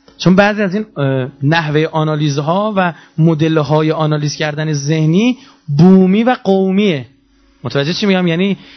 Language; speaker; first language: Persian; native; Persian